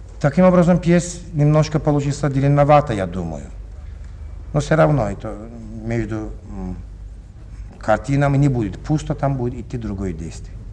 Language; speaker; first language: Russian; non-native, learner; Turkish